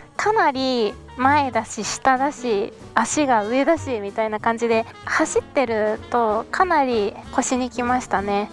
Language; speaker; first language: Japanese; native; Japanese